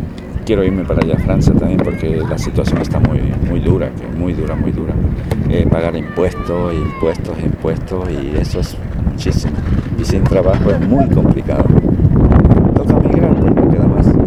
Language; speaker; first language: Spanish; native; Spanish